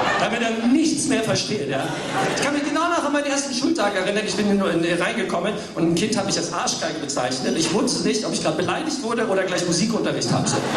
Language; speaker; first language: German; early bilingual, other home language; English